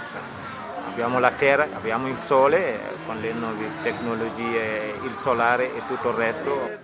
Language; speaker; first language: Italian; non-native, fluent; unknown